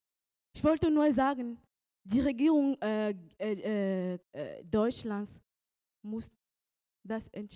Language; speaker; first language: German; non-native, learner; French